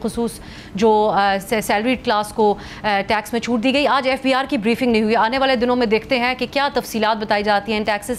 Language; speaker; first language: Urdu; native; Urdu